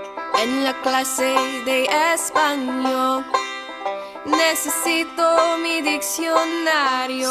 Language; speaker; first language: Spanish; non-native, learner; English